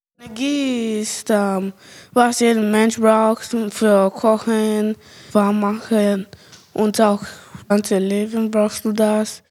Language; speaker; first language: German; early bilingual, other home language; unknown